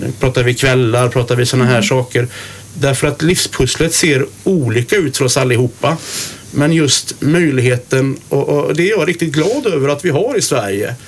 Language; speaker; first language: Swedish; native; Swedish